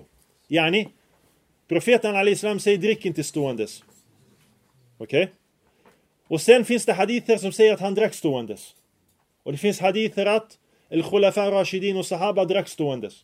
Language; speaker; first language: Swedish; early bilingual, other home language; Arabic